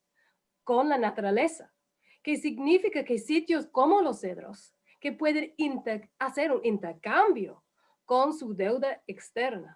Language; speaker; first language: Spanish; non-native, fluent; English